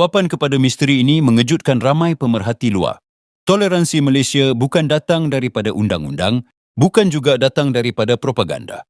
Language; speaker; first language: Malay; native; Malay